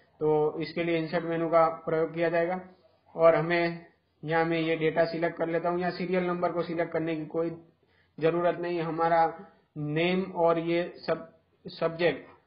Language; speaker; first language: Hindi; non-native, local second language; Gujarati